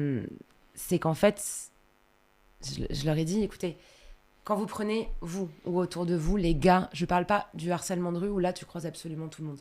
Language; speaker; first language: French; native; French